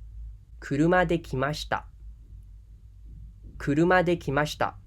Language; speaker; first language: Japanese; non-native, fluent; Khmer